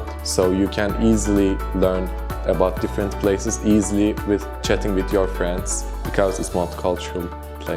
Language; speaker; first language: English; non-native, fluent; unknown